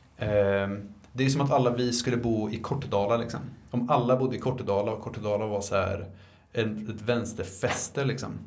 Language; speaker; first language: Swedish; native; Swedish